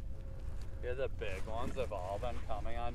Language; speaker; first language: English; native; English